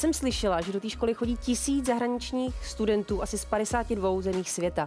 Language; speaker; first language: Czech; native; Czech